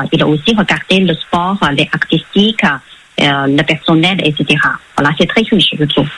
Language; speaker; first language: French; non-native, fluent; Chinese